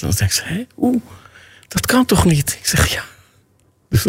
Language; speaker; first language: Dutch; non-native, fluent; Armenian